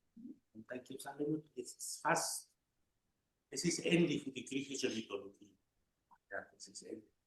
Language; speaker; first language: German; non-native, fluent; Spanish